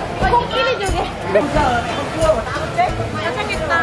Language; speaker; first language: Korean; native; Korean